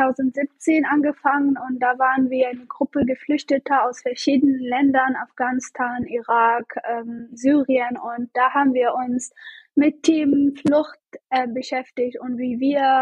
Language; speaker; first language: German; non-native, fluent; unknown